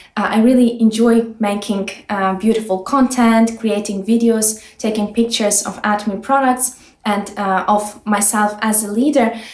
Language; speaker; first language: English; non-native, fluent; Ukrainian